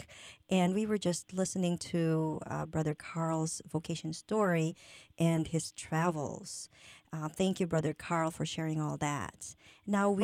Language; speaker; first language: English; non-native, local second language; Filipino